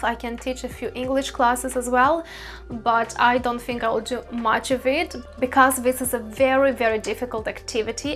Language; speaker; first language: English; non-native, fluent; Russian